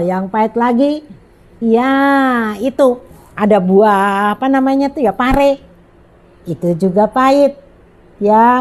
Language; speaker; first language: Indonesian; native; Indonesian